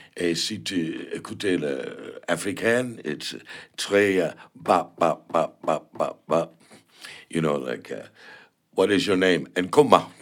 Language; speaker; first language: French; non-native, learner; English